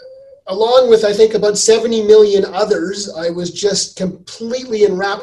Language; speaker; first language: English; native; English